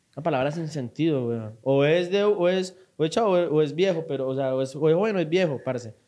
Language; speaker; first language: Spanish; native; Spanish